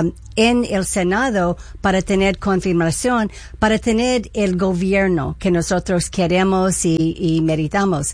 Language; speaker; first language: Spanish; early bilingual, heritage; Spanish